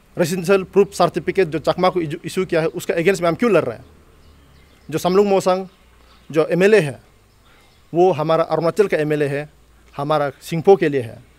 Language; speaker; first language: Hindi; non-native, local second language; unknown